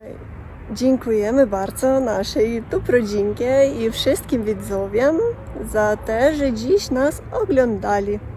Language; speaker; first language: Polish; non-native, learner; Russian